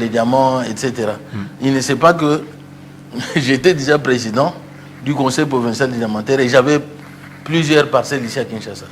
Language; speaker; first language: French; non-native, local second language; Luba-Lulua